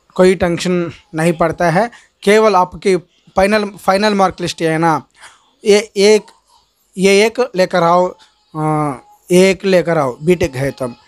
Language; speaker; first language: Hindi; non-native, local second language; Telugu